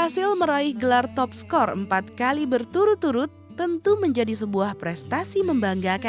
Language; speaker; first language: Indonesian; native; Indonesian